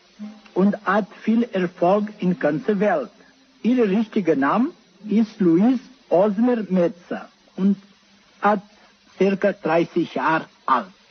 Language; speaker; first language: German; non-native, learner; Spanish